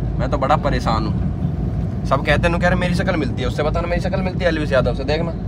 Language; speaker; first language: Hindi; native; Hindi